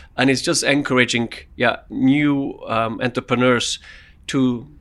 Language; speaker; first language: English; non-native, fluent; German